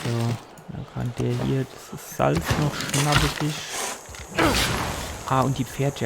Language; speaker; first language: German; native; German